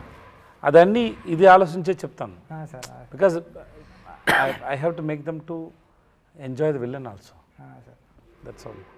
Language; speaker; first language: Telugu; non-native, learner; Tamil